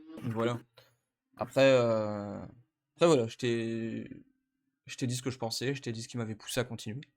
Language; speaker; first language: French; native; French